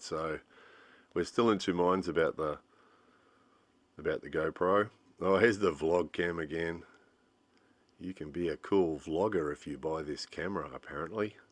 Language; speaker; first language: English; native; English